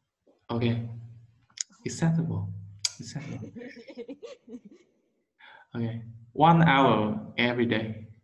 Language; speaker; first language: English; non-native, learner; Vietnamese